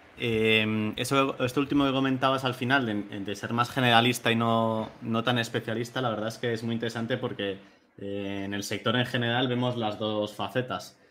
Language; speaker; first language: Spanish; native; Spanish